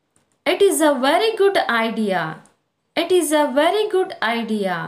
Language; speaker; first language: English; non-native, local second language; Kannada